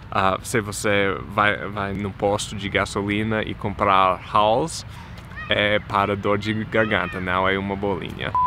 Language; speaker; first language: Portuguese; non-native, fluent; English